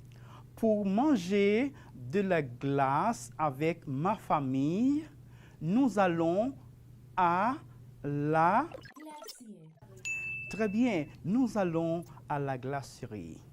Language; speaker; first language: French; non-native, fluent; Spanish